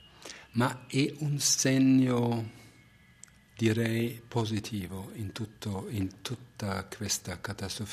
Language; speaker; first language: Italian; non-native, fluent; German